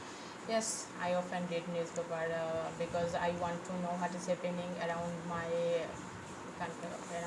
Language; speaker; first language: English; non-native, fluent; Bangla